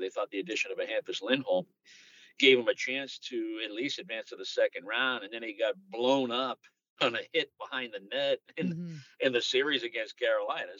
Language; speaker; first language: English; native; English